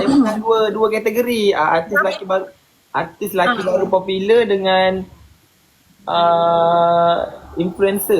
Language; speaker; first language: Malay; native; Malay